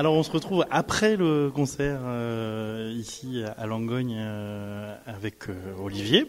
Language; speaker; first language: French; native; French